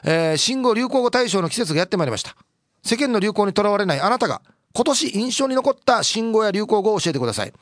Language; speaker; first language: Japanese; native; Japanese